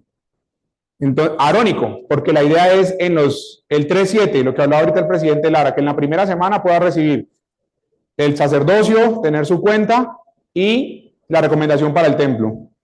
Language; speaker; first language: Spanish; native; Spanish